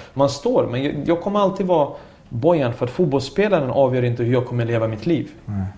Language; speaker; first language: Swedish; early bilingual, other home language; Serbian